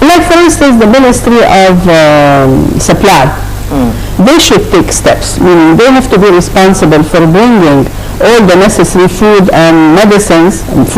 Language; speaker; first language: English; non-native, fluent; Arabic